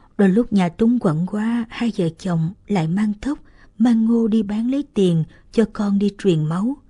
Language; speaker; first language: Vietnamese; native; Vietnamese